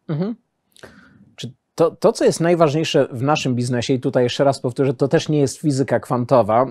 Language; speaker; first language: Polish; early bilingual, heritage; Polish